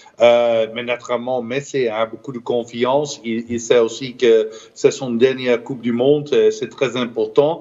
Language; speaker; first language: French; non-native, fluent; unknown